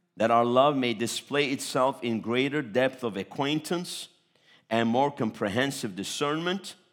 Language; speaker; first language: English; early bilingual, other home language; Turkish